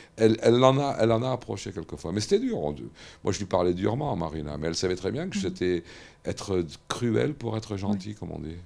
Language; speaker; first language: French; native; French